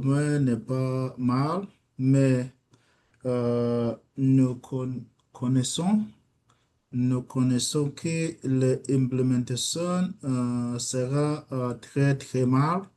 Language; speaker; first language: French; non-native, learner; English